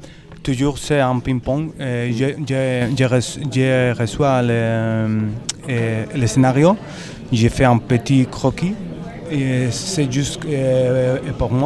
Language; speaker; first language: French; non-native, learner; Spanish